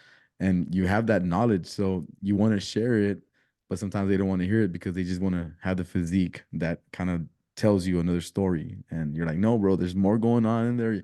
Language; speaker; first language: English; early bilingual, other home language; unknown